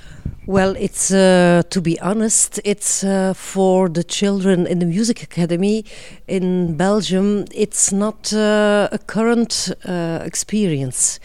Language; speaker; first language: English; non-native, fluent; Dutch